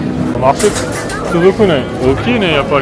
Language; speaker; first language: Japanese; non-native, fluent; French